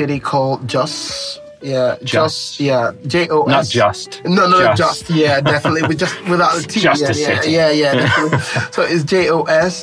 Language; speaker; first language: English; non-native, local second language; Yoruba